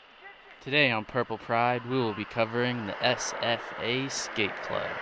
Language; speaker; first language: English; native; English